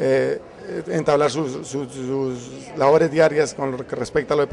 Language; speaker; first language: Spanish; native; Spanish